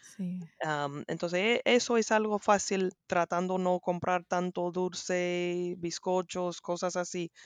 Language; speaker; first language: Spanish; non-native, learner; English